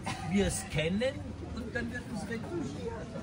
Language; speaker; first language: German; non-native, fluent; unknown